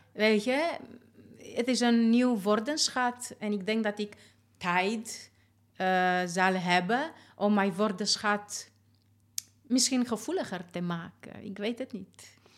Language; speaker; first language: Dutch; non-native, fluent; Romanian